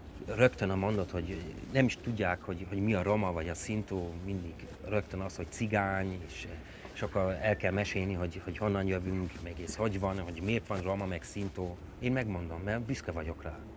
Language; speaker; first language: Hungarian; early bilingual, heritage; Hungarian